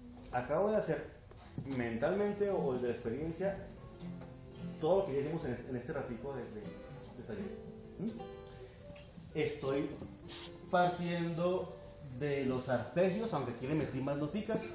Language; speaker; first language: Spanish; native; Spanish